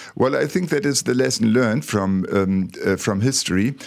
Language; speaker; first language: English; non-native, fluent; German